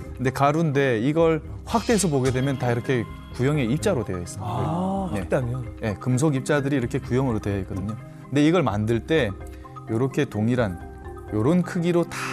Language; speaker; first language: Korean; native; Korean